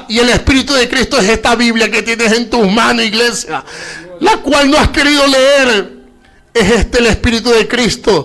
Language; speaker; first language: Spanish; native; Spanish